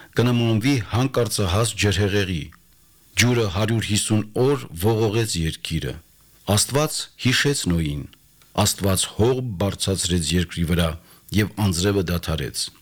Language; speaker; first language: Armenian; native; Armenian